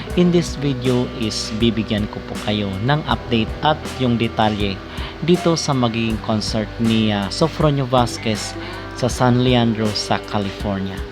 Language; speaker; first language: Filipino; native; Filipino